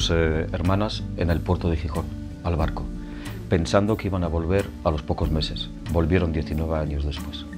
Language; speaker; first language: Spanish; early bilingual, heritage; Spanish